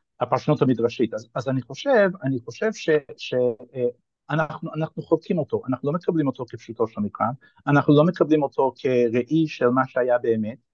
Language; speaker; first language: Hebrew; non-native, fluent; English